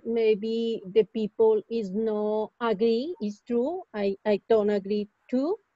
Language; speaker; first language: English; non-native, learner; Spanish